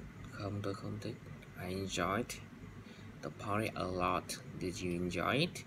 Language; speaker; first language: English; non-native, learner; Vietnamese